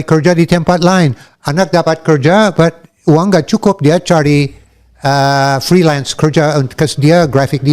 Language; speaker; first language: Indonesian; non-native, learner; English